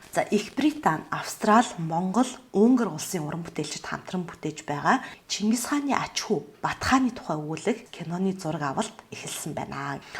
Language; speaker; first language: Mongolian; native; Mongolian